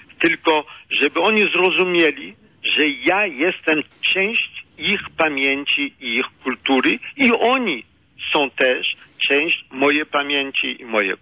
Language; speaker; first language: Polish; early bilingual, heritage; Polish